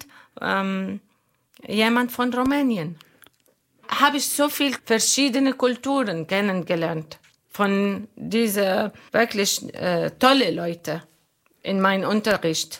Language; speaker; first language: German; non-native, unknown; Arabic